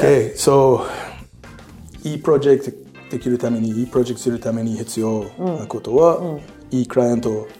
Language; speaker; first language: Japanese; non-native, learner; English